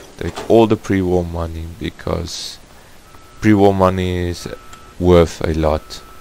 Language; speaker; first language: English; non-native, fluent; Afrikaans